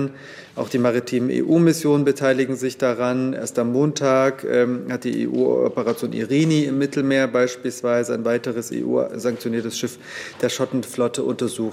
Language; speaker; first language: German; native; German